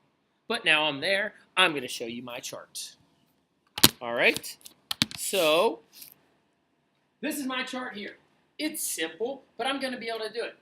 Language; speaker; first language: English; native; English